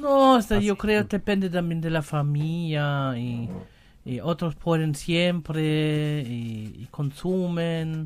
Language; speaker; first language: Spanish; non-native, fluent; German